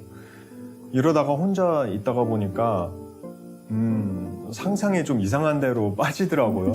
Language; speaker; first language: Korean; early bilingual, heritage; Korean